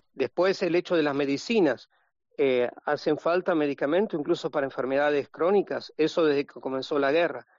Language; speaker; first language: Spanish; native; Spanish